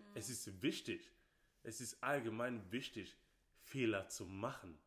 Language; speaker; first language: German; non-native, fluent; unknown